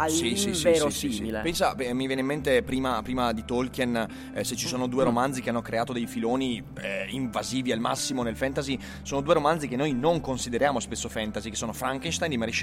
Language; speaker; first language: Italian; native; Italian